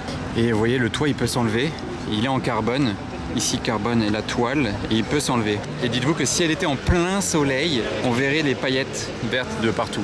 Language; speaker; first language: French; native; French